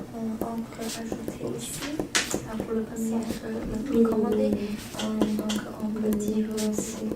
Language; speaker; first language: French; non-native, learner; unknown